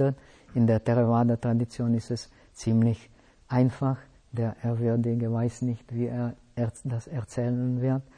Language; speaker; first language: German; non-native, fluent; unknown